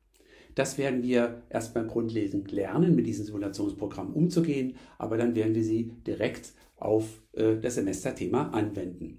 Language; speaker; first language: German; native; German